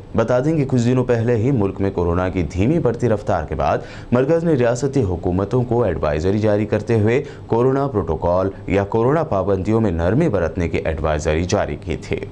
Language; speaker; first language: Urdu; native; Urdu